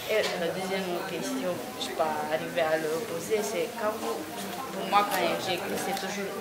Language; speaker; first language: French; non-native, fluent; Romanian